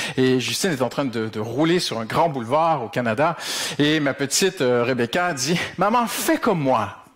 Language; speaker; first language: French; native; French